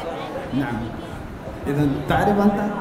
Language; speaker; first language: Arabic; non-native, fluent; Urdu